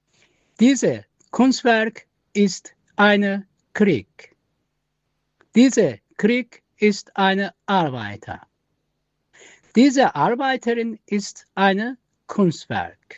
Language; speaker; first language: German; non-native, learner; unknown